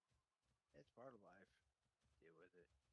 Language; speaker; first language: English; native; English